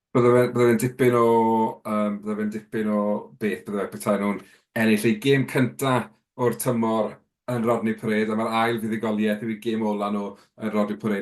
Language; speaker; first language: Welsh; native; Welsh